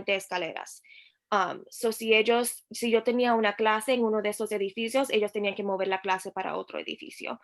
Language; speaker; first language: Spanish; early bilingual, heritage; Spanish